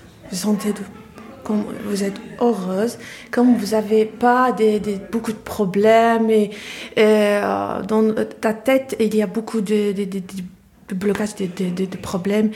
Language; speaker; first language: French; non-native, learner; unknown